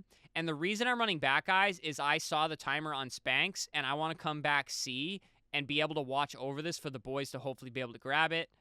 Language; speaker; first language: English; native; English